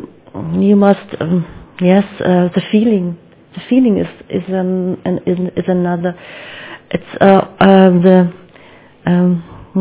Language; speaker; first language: English; non-native, learner; German